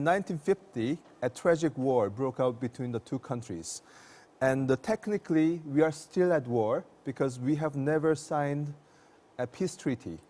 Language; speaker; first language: English; non-native, fluent; Korean